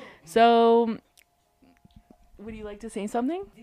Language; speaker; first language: English; early bilingual, other home language; Spanish